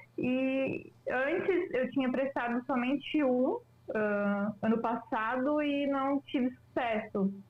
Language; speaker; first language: Portuguese; native; Portuguese